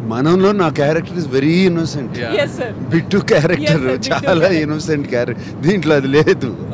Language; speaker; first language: Telugu; native; Telugu